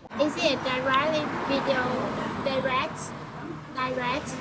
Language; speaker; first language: English; non-native, learner; Vietnamese